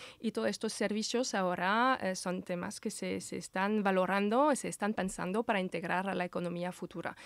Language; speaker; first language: Spanish; non-native, fluent; French